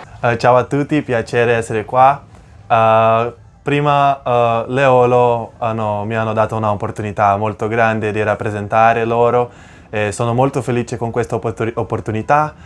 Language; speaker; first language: Italian; non-native, fluent; Portuguese